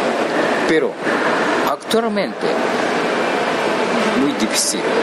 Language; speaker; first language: Spanish; non-native, learner; Japanese